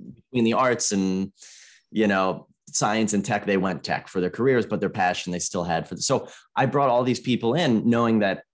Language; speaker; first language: English; native; English